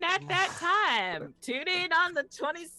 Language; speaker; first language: English; native; English